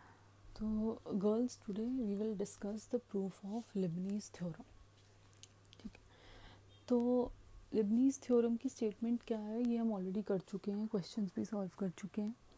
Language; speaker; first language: Hindi; native; Hindi